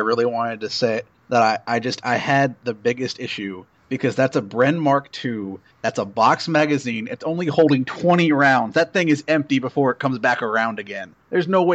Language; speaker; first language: English; native; English